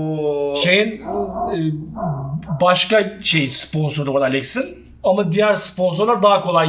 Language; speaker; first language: Turkish; native; Turkish